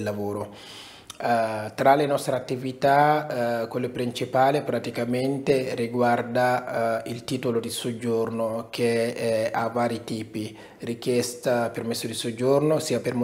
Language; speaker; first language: Italian; non-native, fluent; Wolof